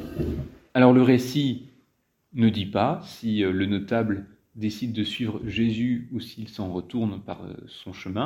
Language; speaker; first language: French; native; French